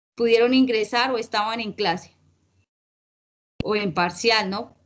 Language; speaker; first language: Spanish; native; Spanish